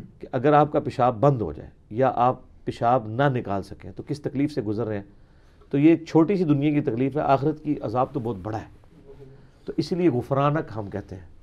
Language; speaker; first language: Urdu; non-native, local second language; Punjabi